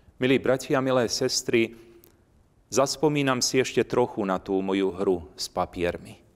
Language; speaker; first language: Slovak; native; Slovak